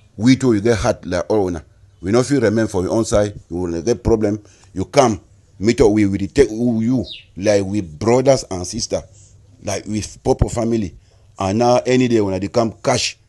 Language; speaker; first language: Nigerian Pidgin; native; Nigerian Pidgin